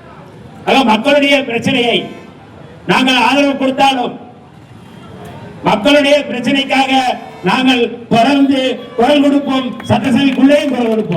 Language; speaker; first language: Tamil; native; Tamil